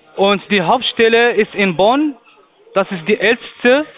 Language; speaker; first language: German; non-native, learner; Arabic